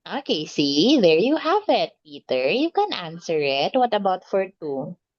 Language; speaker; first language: English; non-native, local second language; Filipino